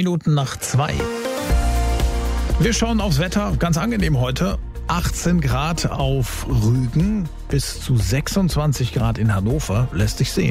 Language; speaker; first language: German; native; German